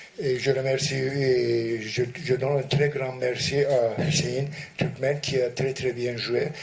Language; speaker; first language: French; non-native, fluent; Turkish